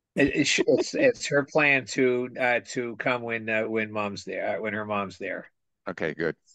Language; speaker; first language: English; native; English